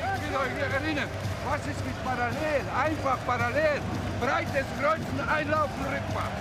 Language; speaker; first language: German; non-native, fluent; Croatian